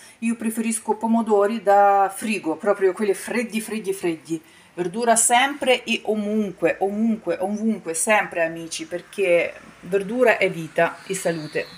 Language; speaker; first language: Italian; non-native, fluent; Ukrainian